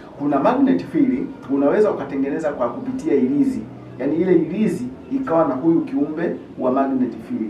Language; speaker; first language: Swahili; native; Swahili